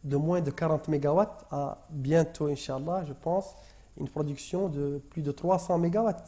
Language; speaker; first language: French; non-native, local second language; Arabic